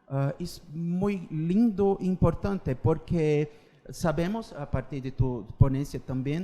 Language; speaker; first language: Spanish; non-native, fluent; Portuguese